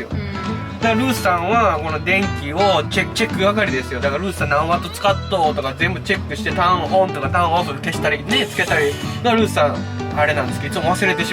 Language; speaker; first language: Japanese; native; Japanese